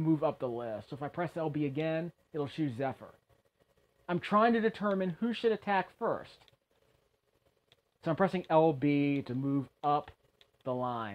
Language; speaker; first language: English; native; English